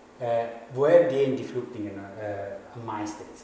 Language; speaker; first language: German; non-native, fluent; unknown